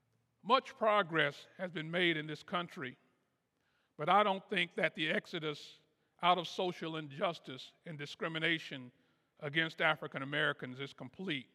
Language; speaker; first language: English; native; English